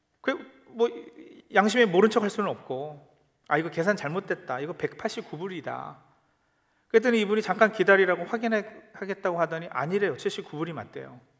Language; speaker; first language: Korean; early bilingual, heritage; Korean